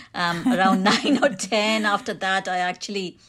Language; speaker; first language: English; non-native, local second language; Hindi